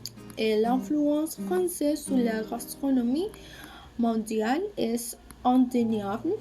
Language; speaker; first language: French; non-native, learner; Spanish